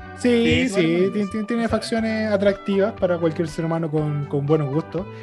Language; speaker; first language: Spanish; native; Spanish